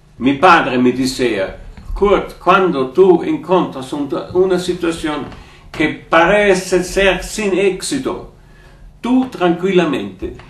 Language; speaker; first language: Italian; non-native, fluent; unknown